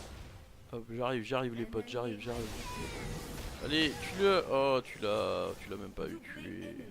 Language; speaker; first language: French; native; French